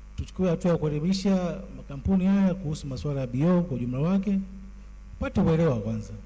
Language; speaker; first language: Swahili; native; Swahili